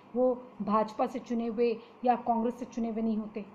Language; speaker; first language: Hindi; native; Hindi